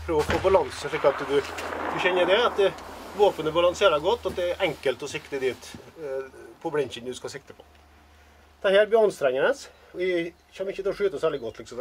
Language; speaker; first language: Norwegian; native; Norwegian